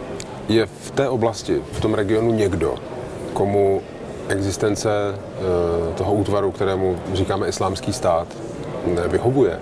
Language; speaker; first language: Czech; native; Czech